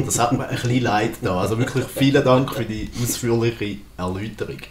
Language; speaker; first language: German; native; German